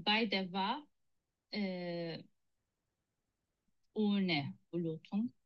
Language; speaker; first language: German; non-native, learner; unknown